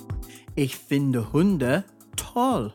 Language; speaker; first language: German; non-native, fluent; English